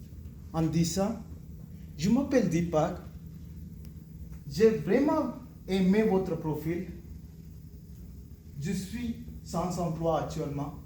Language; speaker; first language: French; non-native, learner; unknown